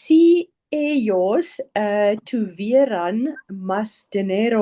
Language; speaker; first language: Spanish; non-native, learner; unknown